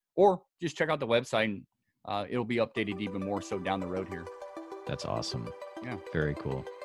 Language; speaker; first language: English; native; English